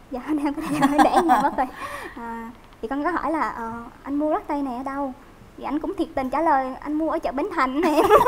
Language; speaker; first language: Vietnamese; native; Vietnamese